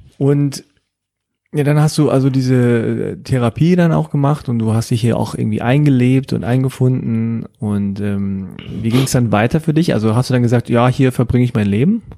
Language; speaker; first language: German; early bilingual, heritage; German